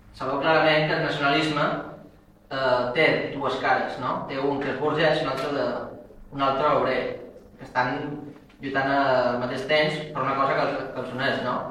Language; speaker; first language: Catalan; native; Catalan